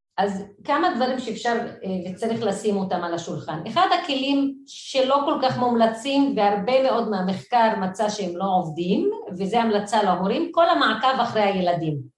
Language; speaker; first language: Hebrew; non-native, local second language; Arabic